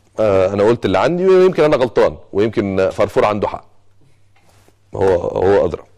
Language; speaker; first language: Arabic; native; Arabic